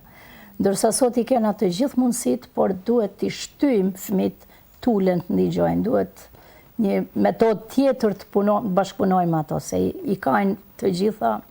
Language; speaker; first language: Albanian; native; Albanian